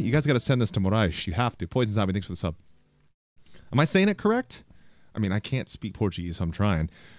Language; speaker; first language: English; native; English